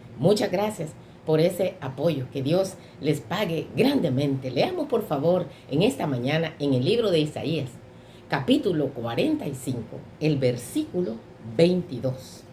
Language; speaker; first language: Spanish; native; Spanish